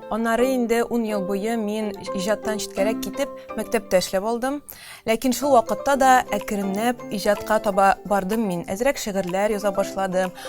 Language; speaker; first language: Tatar; native; Tatar